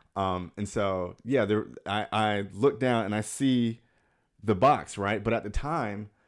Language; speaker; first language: English; native; English